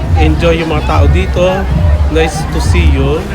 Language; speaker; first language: Filipino; non-native, local second language; Hiligaynon